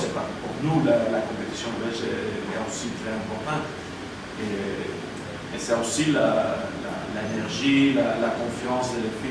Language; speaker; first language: French; non-native, learner; Spanish